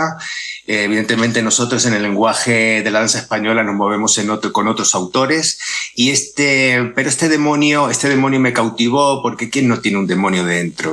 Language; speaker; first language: Spanish; native; Spanish